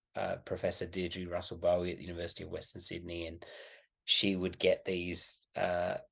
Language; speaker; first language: English; native; English